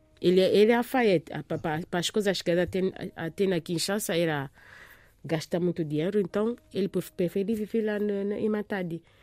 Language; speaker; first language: Portuguese; non-native, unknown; Lingala